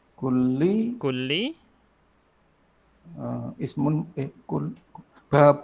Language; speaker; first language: Arabic; non-native, learner; Indonesian